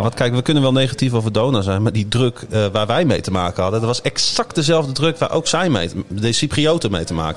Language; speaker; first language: Dutch; native; Dutch